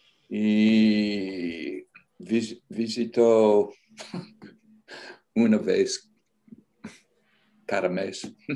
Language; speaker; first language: Spanish; non-native, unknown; English